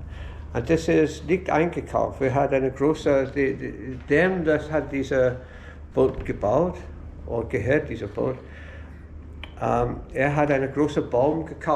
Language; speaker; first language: German; non-native, learner; English